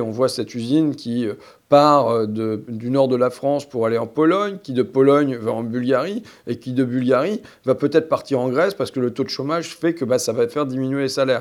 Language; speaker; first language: French; native; French